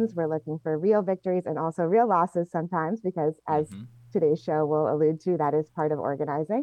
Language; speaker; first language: English; native; English